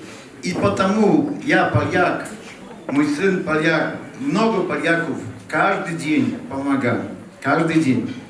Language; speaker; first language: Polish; early bilingual, heritage; Polish